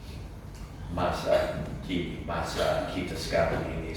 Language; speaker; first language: Indonesian; non-native, fluent; English